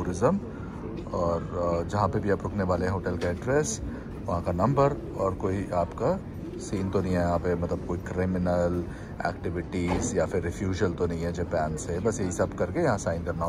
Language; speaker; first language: Hindi; native; Hindi